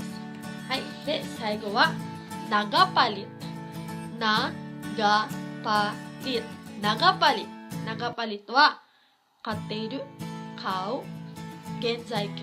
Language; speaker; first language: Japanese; non-native, fluent; Cebuano